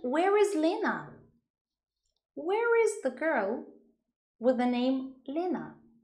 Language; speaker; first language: English; non-native, fluent; Ukrainian